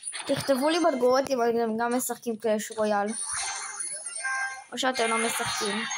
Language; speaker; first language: Hebrew; native; Hebrew